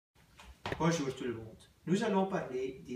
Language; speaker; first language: French; non-native, learner; Dutch